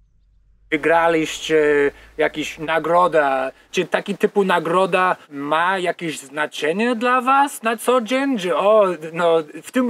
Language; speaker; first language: Polish; non-native, learner; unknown